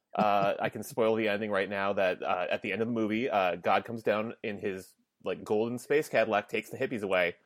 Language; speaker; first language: English; native; English